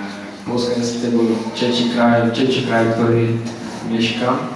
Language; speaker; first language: Polish; non-native, learner; Portuguese